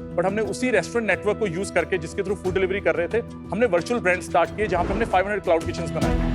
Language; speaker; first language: Hindi; non-native, local second language; Punjabi